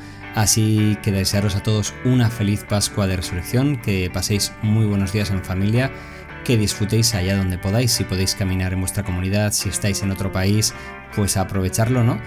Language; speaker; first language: Spanish; native; Spanish